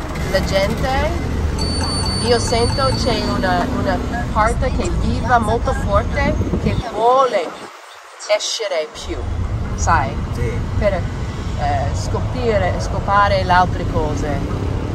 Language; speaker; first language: Italian; non-native, learner; English